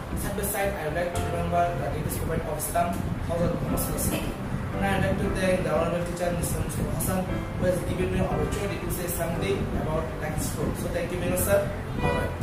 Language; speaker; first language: English; non-native, learner; Bangla